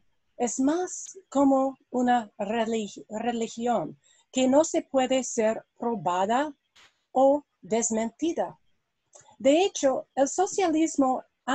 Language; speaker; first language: Spanish; non-native, learner; English